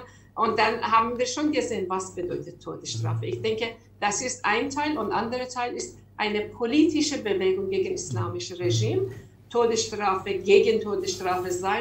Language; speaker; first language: German; non-native, learner; Persian